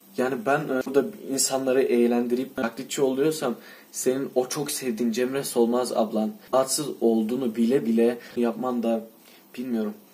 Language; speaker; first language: Turkish; non-native, fluent; Russian